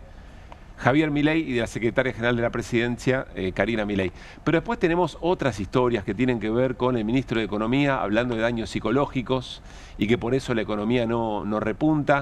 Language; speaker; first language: Spanish; native; Spanish